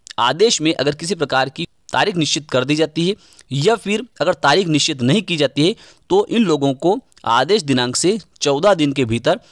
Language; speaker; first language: Hindi; native; Hindi